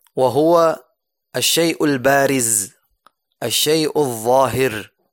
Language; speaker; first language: Arabic; non-native, fluent; Indonesian